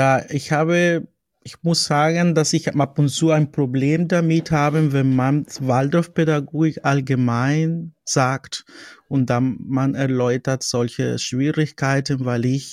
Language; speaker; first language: German; non-native, fluent; Spanish